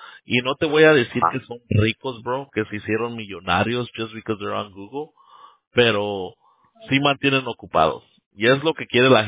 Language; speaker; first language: Spanish; early bilingual, heritage; Spanish